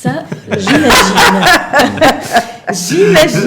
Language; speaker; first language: French; native; French